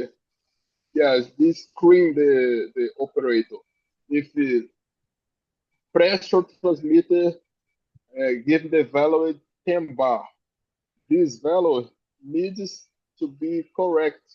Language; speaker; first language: English; non-native, learner; Portuguese